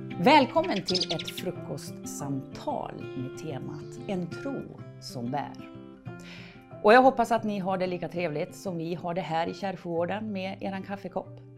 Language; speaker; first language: Swedish; native; Swedish